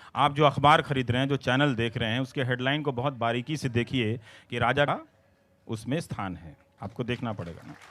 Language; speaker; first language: Hindi; non-native, local second language; Bhojpuri